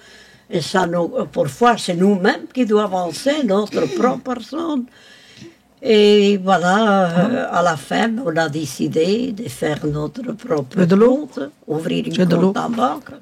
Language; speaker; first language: French; non-native, local second language; Spanish